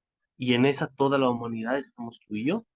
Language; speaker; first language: Spanish; native; Spanish